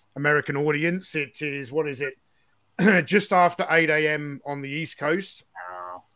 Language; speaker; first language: English; native; English